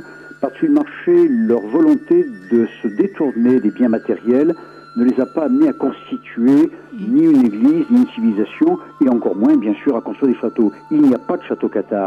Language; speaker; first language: French; native; French